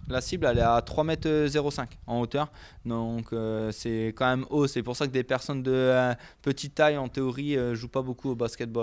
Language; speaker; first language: French; native; French